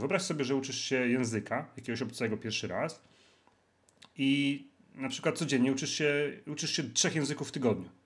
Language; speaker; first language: Polish; native; Polish